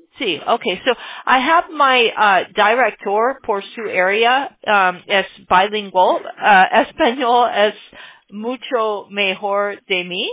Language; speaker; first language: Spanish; non-native, learner; English